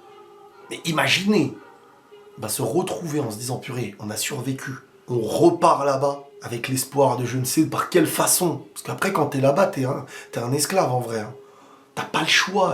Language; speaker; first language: French; native; French